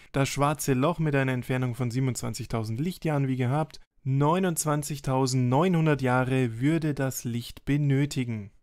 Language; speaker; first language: German; native; German